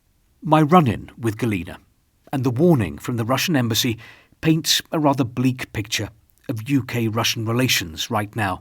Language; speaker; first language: English; native; English